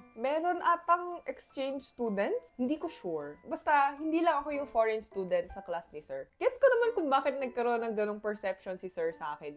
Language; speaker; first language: Filipino; early bilingual, other home language; Korean